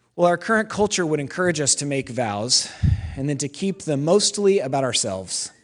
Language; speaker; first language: English; native; English